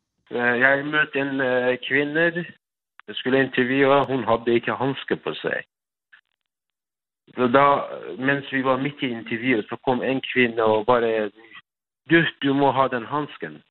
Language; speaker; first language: Danish; non-native, fluent; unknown